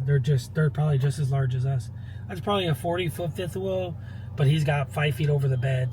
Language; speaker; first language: English; native; English